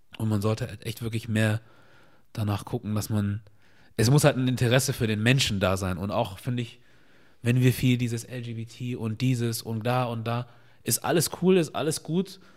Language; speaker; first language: German; early bilingual, other home language; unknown